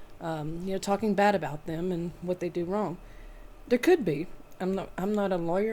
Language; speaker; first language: English; native; English